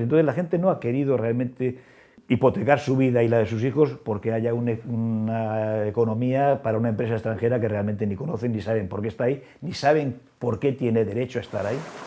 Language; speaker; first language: Spanish; native; Spanish